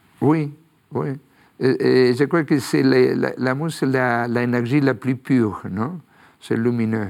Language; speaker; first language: French; non-native, fluent; Spanish